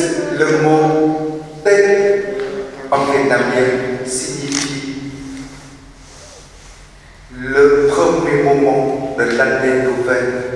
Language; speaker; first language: French; non-native, fluent; Vietnamese